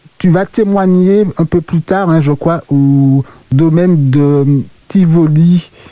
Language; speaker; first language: French; native; French